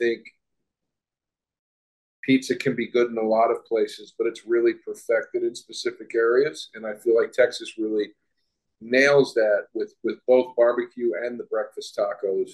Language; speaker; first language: English; native; English